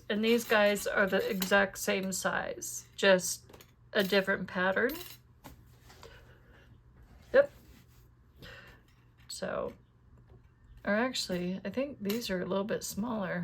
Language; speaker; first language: English; native; English